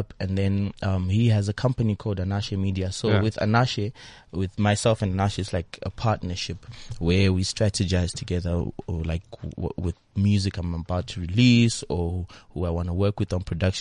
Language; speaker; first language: English; non-native, local second language; Shona